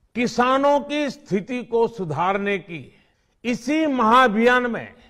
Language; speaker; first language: Hindi; non-native, local second language; Gujarati